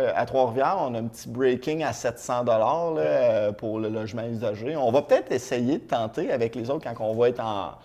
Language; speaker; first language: French; native; French